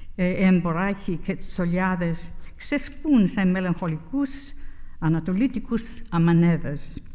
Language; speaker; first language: Greek; non-native, fluent; English